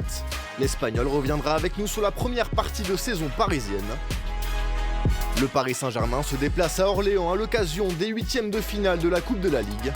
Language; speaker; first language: French; native; French